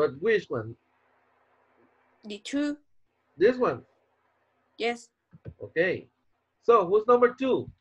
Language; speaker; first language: English; non-native, fluent; Spanish